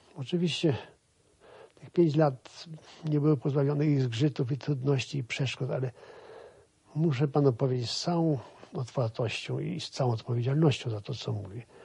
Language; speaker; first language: Polish; native; Polish